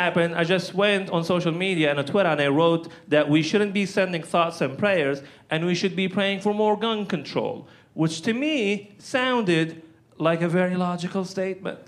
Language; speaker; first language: English; non-native, fluent; Arabic